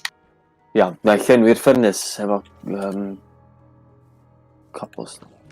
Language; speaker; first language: Welsh; native; Welsh